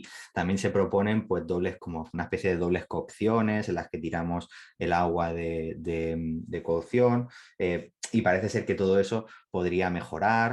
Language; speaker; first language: Spanish; native; Spanish